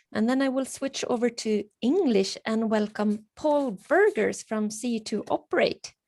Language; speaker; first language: English; non-native, fluent; Swedish